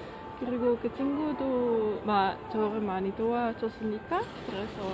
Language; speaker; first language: Korean; non-native, fluent; Dutch